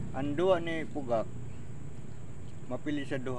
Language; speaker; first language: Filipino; non-native, local second language; Surigaonon